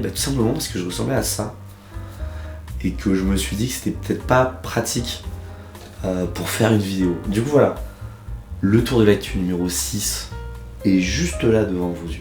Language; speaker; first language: French; native; French